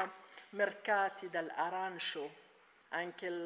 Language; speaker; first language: Italian; non-native, learner; Arabic